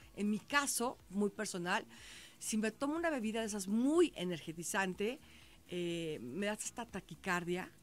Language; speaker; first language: Spanish; native; Spanish